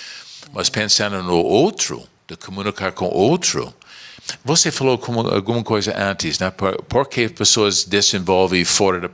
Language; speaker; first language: Portuguese; non-native, learner; English